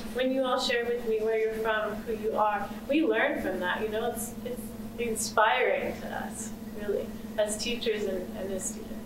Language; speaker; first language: English; native; English